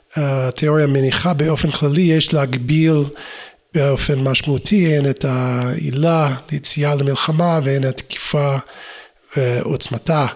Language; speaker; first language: Hebrew; non-native, fluent; English